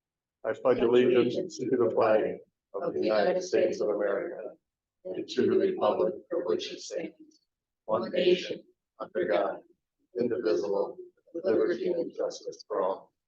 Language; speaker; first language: English; native; English